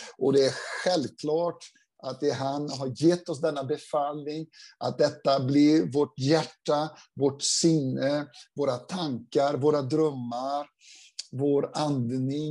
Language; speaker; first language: Swedish; non-native, fluent; Portuguese